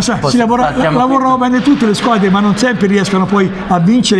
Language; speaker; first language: Italian; native; Italian